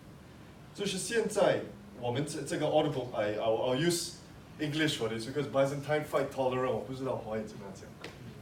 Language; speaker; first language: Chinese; non-native, local second language; English